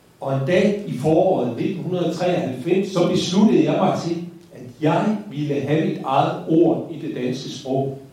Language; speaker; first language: Danish; native; Danish